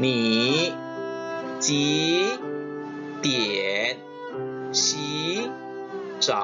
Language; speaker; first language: Chinese; non-native, fluent; Indonesian